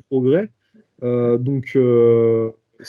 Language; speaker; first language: French; native; French